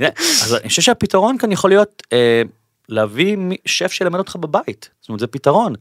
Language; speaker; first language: Hebrew; native; Hebrew